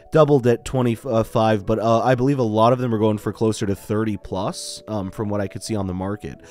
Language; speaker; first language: English; native; English